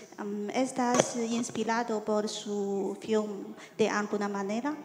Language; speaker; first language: Spanish; non-native, fluent; Chinese